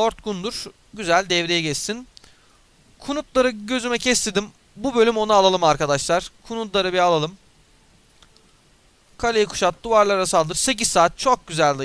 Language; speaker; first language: Turkish; native; Turkish